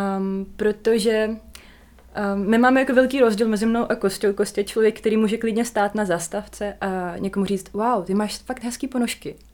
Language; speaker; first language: Czech; non-native, fluent; Russian